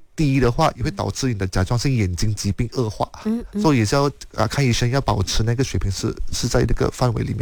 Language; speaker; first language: Chinese; native; Chinese